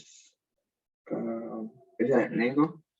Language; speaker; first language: Spanish; non-native, learner; English